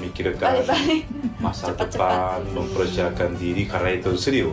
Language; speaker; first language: Indonesian; non-native, fluent; Korean